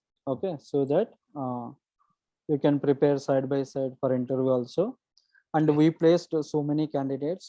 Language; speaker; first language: English; non-native, local second language; Telugu